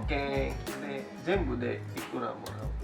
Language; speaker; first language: Japanese; non-native, fluent; Indonesian